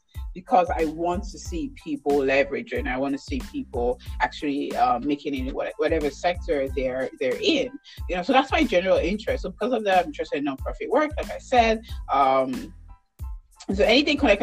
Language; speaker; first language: English; non-native, local second language; Yoruba